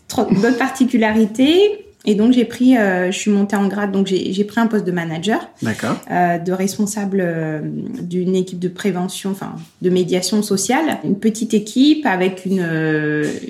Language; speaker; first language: French; native; French